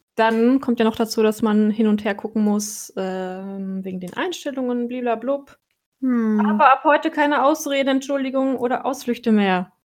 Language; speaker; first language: German; native; German